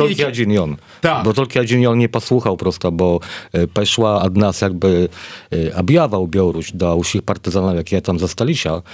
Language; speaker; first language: Polish; non-native, learner; Belarusian